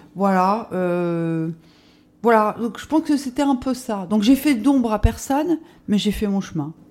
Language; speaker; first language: French; native; French